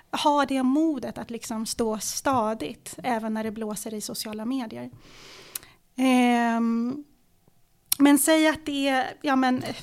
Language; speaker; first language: Swedish; early bilingual, other home language; Arabic